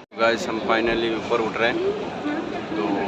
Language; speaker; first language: Hindi; non-native, local second language; Assamese